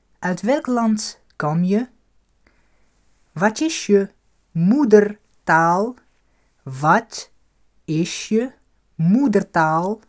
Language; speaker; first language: Dutch; non-native, fluent; Arabic